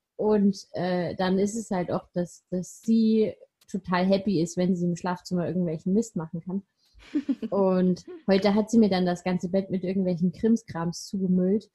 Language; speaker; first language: German; native; German